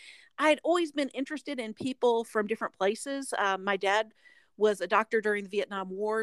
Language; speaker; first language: English; native; English